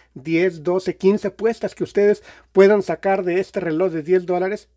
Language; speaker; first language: Spanish; native; Spanish